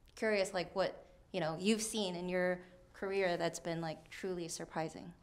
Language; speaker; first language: English; native; English